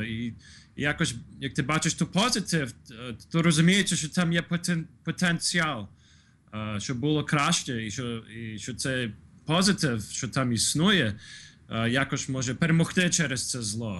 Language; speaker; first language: Ukrainian; early bilingual, heritage; Ukrainian